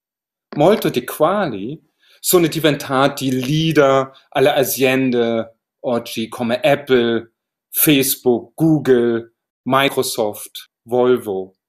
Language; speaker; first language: Italian; non-native, learner; German